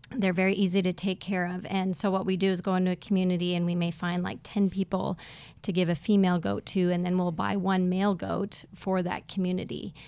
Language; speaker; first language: English; native; English